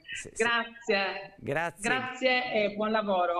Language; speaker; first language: Italian; native; Italian